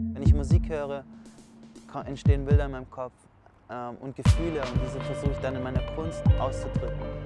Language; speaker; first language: German; native; German